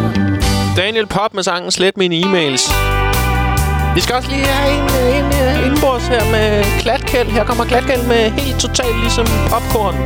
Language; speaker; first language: Danish; native; Danish